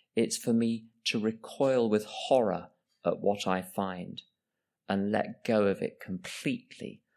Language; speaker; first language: English; native; English